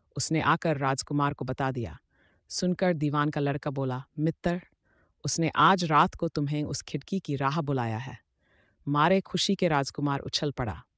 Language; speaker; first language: Hindi; native; Hindi